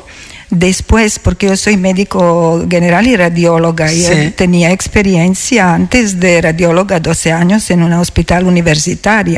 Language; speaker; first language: Spanish; non-native, learner; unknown